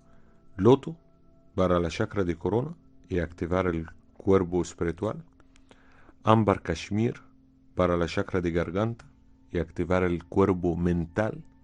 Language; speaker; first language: Spanish; non-native, fluent; Arabic